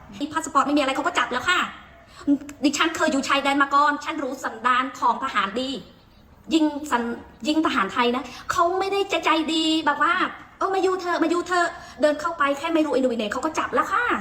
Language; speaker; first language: Thai; non-native, fluent; Khmer